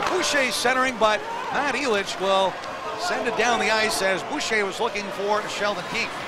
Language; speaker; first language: English; native; English